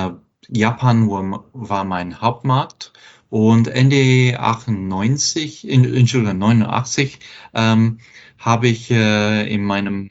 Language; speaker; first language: German; non-native, fluent; English